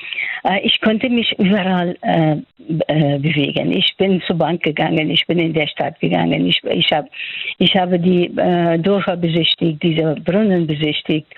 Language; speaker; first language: German; non-native, fluent; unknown